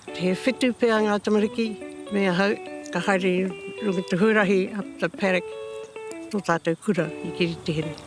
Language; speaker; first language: Māori; native; Māori